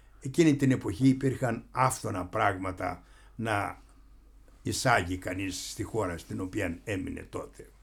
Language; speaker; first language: Greek; native; Greek